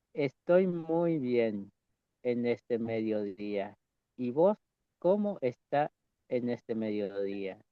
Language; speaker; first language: Spanish; non-native, local second language; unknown